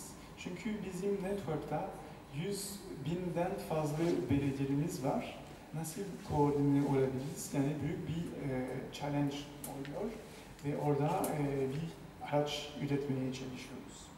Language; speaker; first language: Turkish; non-native, fluent; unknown